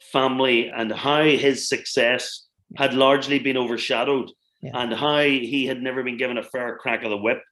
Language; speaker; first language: English; native; English